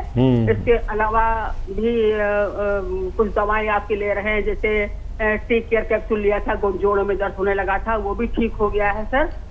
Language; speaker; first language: Hindi; native; Hindi